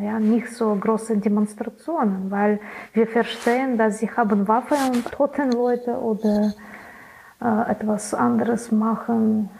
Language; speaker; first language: German; non-native, learner; Belarusian